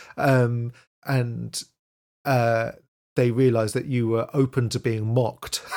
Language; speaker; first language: English; native; English